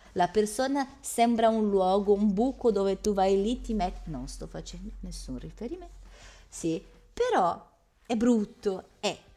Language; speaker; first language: Italian; non-native, fluent; Portuguese